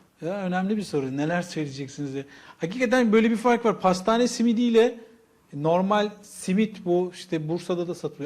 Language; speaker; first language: Turkish; native; Turkish